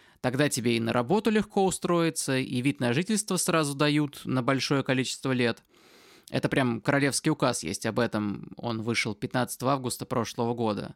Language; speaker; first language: Russian; native; Russian